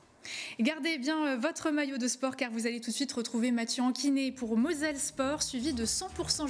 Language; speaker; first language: French; native; French